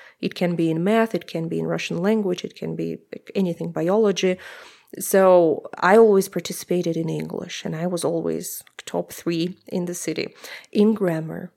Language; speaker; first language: English; non-native, fluent; Russian